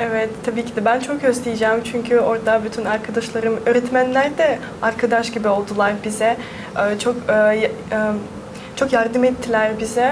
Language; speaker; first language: Turkish; non-native, fluent; Russian